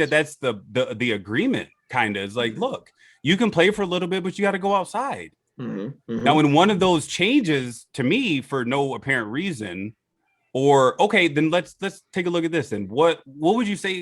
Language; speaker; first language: English; native; English